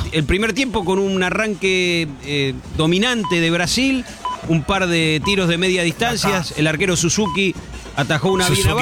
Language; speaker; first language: Spanish; native; Spanish